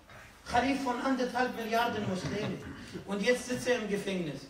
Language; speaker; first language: German; non-native, fluent; Arabic